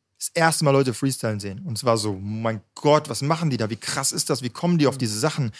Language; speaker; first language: German; native; German